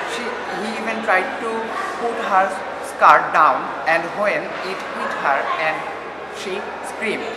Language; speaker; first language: English; non-native, local second language; Bangla